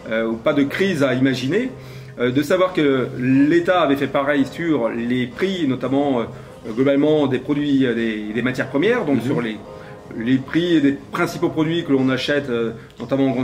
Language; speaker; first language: French; native; French